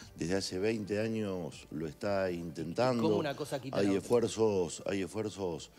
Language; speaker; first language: Spanish; native; Spanish